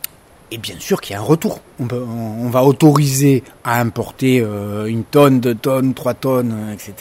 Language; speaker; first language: French; native; French